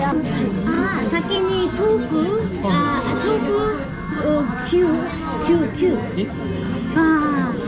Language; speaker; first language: Japanese; non-native, learner; Korean